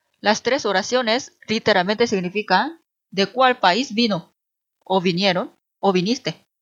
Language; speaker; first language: Spanish; non-native, fluent; Korean